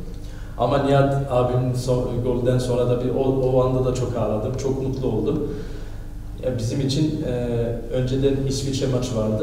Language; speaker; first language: Turkish; early bilingual, heritage; Turkish